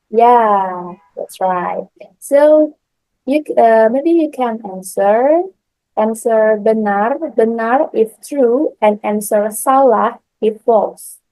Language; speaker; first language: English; non-native, learner; Indonesian